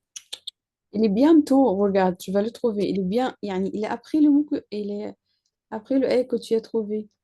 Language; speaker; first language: French; non-native, learner; Arabic